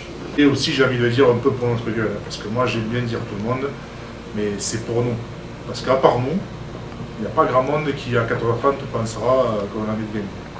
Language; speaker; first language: French; native; French